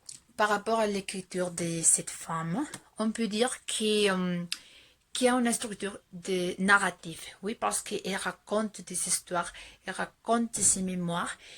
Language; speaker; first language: French; non-native, fluent; Spanish